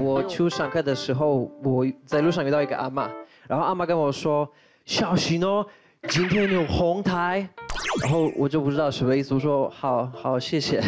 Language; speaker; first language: Chinese; non-native, fluent; Polish